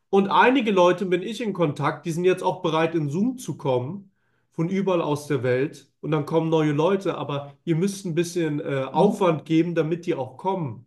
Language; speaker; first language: German; native; German